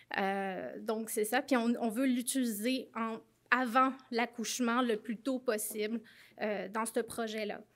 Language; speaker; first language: French; native; French